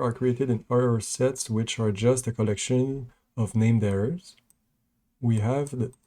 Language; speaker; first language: English; non-native, local second language; French